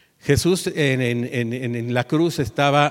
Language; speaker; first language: Spanish; native; Spanish